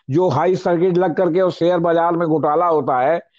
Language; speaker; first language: Hindi; native; Hindi